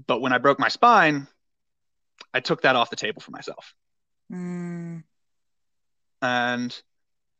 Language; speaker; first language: English; native; English